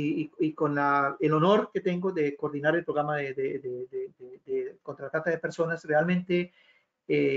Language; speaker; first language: Spanish; native; Spanish